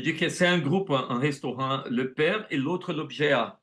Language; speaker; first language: French; non-native, fluent; Portuguese